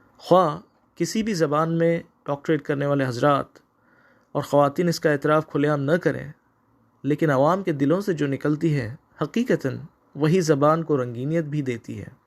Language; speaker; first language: Urdu; native; Urdu